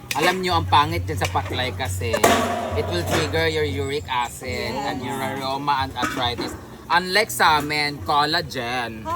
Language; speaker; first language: Filipino; non-native, local second language; Cebuano